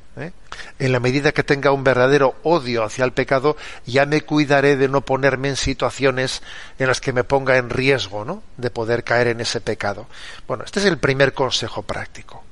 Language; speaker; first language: Spanish; native; Spanish